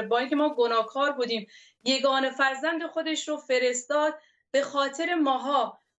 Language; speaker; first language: Persian; native; Persian